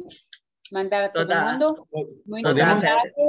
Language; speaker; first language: Portuguese; non-native, learner; Spanish